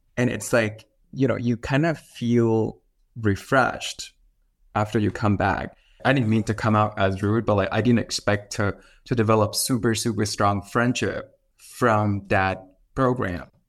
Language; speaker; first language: English; non-native, fluent; Thai